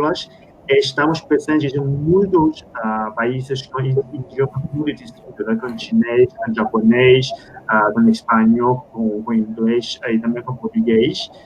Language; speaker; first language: Portuguese; non-native, fluent; Spanish